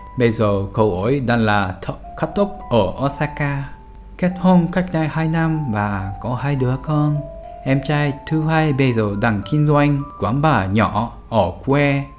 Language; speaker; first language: Vietnamese; non-native, fluent; Japanese